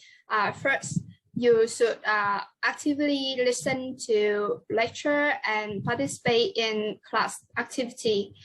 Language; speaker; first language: English; non-native, learner; Vietnamese